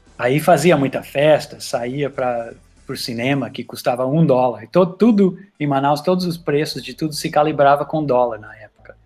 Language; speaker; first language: Portuguese; non-native, fluent; English